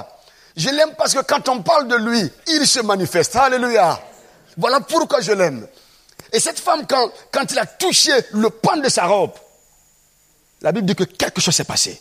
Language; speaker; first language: French; non-native, local second language; Mossi